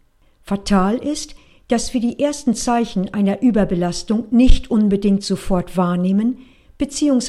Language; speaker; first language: German; native; German